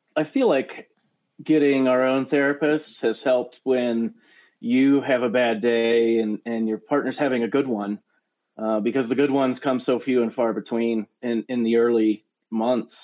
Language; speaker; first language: English; native; English